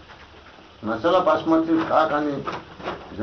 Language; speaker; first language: Russian; non-native, learner; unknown